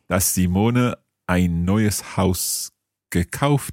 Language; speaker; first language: German; non-native, fluent; English